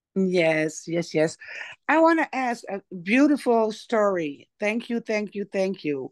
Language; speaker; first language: English; non-native, learner; Dutch